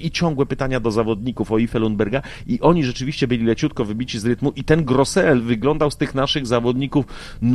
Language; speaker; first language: Polish; native; Polish